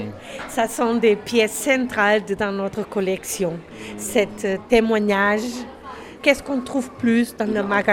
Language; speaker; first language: French; non-native, learner; German